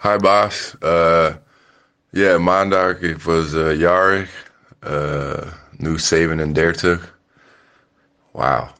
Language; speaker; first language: Dutch; non-native, learner; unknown